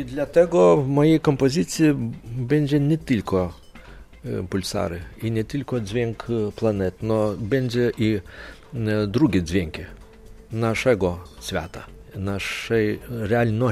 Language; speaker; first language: Polish; non-native, learner; Lithuanian